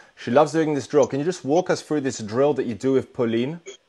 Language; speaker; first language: English; native; English